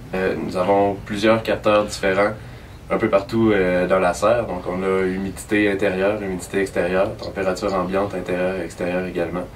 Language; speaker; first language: French; native; French